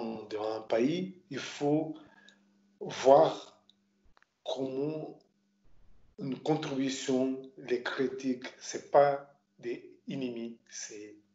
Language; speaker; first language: French; non-native, local second language; Portuguese